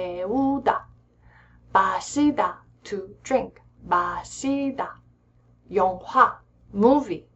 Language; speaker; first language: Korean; non-native, fluent; English